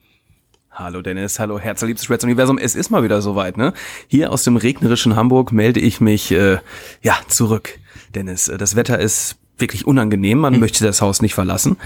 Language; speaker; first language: German; native; German